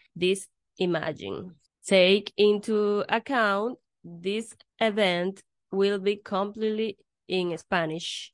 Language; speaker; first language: English; non-native, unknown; Spanish